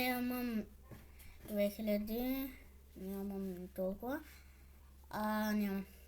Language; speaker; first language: Bulgarian; non-native, local second language; Turkish